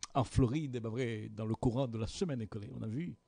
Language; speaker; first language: French; native; French